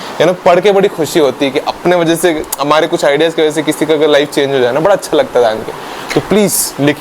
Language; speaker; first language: Hindi; native; Hindi